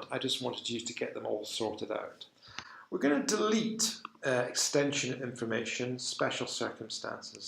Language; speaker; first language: English; native; English